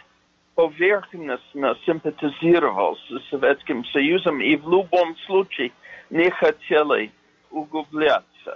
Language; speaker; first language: Russian; non-native, fluent; English